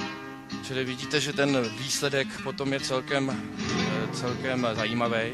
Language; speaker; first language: Czech; native; Czech